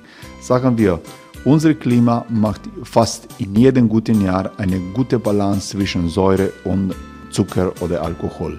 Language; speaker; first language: German; non-native, learner; Croatian